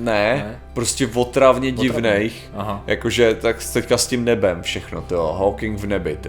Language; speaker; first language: Czech; native; Czech